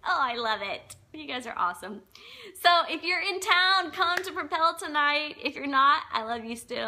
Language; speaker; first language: English; native; English